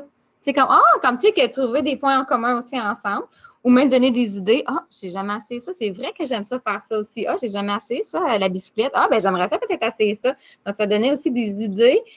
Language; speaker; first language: French; native; French